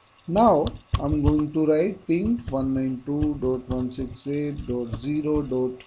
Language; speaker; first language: English; non-native, local second language; Hindi